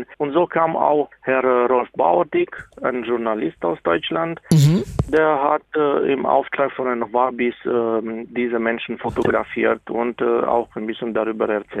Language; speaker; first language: German; non-native, fluent; Romanian